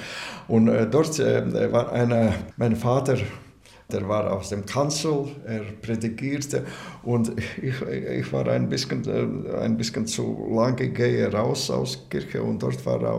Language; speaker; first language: German; non-native, learner; Latvian